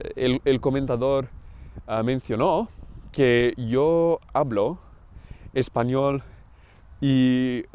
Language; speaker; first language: Spanish; non-native, fluent; English